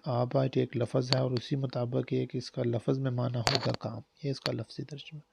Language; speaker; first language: Urdu; non-native, local second language; Punjabi